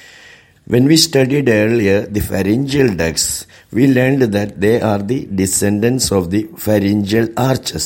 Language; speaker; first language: English; non-native, local second language; Malayalam